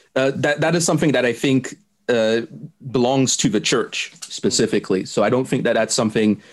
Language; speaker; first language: English; non-native, fluent; German